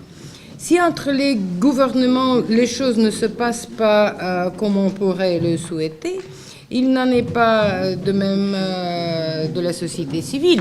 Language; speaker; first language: French; non-native, fluent; Russian